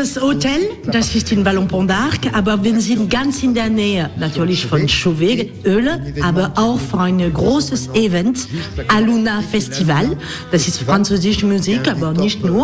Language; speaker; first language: German; non-native, learner; French